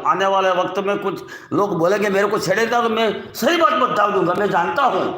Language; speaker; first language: Hindi; non-native, local second language; Gujarati